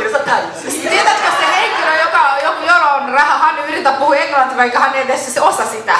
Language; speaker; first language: Finnish; non-native, fluent; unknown